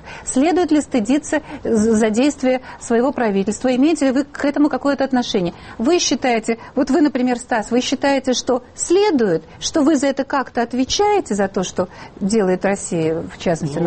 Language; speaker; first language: Russian; native; Russian